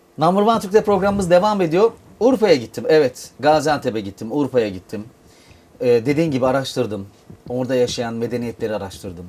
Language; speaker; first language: Turkish; native; Turkish